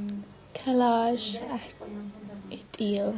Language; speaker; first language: French; non-native, learner; English